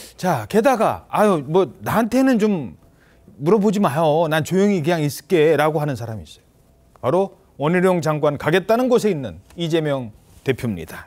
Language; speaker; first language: Korean; native; Korean